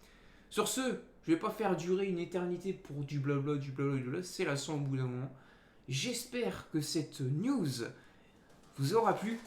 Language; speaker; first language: French; native; French